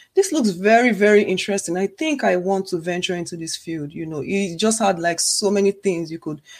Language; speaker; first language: English; non-native, local second language; Igbo